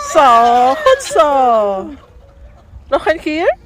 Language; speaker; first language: Dutch; non-native, fluent; Cebuano